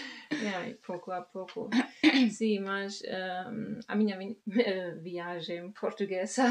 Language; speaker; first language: Portuguese; non-native, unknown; German